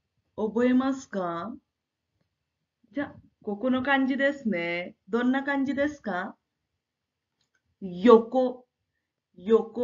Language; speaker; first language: Japanese; non-native, fluent; Marathi